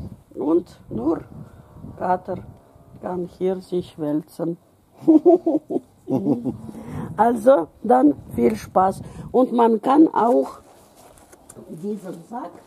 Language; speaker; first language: German; non-native, fluent; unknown